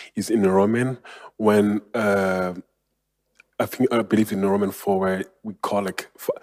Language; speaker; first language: English; non-native, learner; Rundi